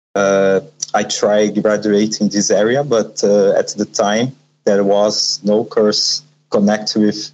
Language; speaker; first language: English; non-native, learner; Portuguese